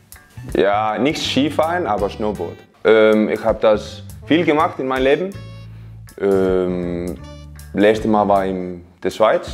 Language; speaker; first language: German; non-native, learner; Icelandic